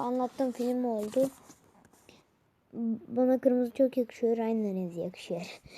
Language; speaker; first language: Turkish; native; Turkish